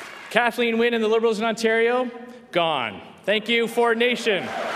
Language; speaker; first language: English; native; English